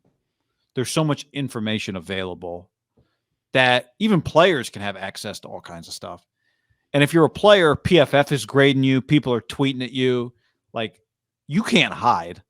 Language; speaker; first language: English; native; English